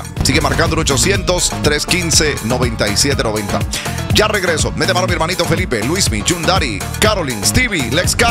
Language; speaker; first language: Spanish; native; Spanish